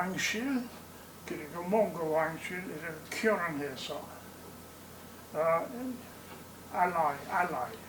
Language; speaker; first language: Korean; non-native, learner; English